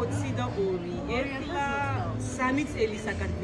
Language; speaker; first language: Georgian; non-native, learner; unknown